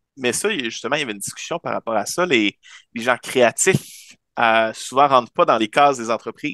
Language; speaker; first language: French; native; French